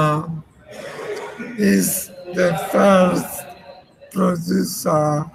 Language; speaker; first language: English; non-native, learner; Spanish